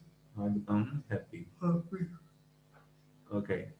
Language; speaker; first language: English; non-native, local second language; Urdu